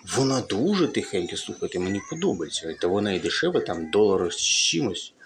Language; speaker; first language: Ukrainian; non-native, local second language; Russian